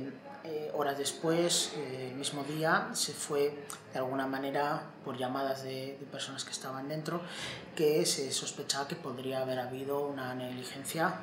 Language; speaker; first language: Spanish; native; Spanish